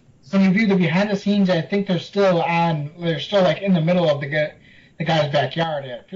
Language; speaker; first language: English; native; English